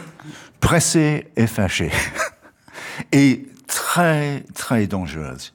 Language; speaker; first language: French; non-native, fluent; English